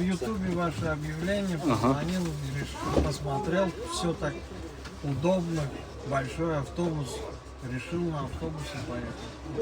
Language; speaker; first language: Russian; non-native, fluent; Uzbek